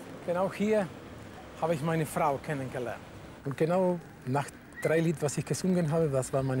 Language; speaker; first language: German; non-native, fluent; Spanish